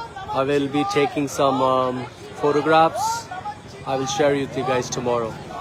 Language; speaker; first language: English; non-native, local second language; Tamil